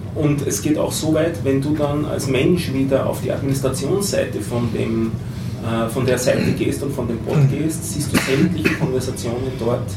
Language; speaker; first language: German; native; German